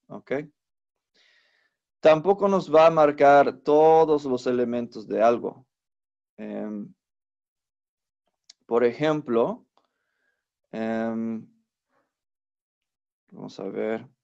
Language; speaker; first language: Spanish; non-native, fluent; English